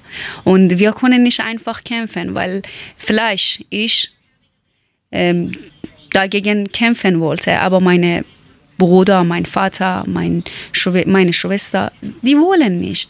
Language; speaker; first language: German; non-native, learner; Persian